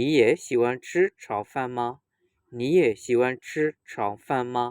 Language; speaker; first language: Chinese; non-native, fluent; Burmese